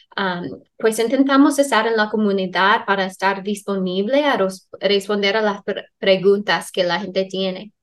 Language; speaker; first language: Spanish; non-native, fluent; English